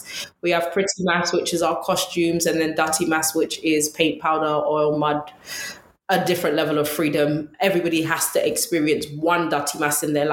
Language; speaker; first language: English; native; English